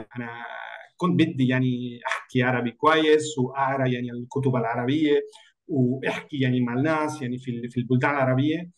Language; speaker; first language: Arabic; non-native, learner; Spanish